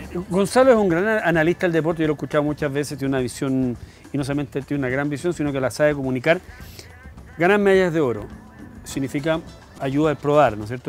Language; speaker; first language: Spanish; native; Spanish